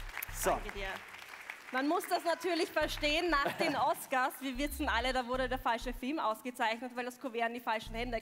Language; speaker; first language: German; native; German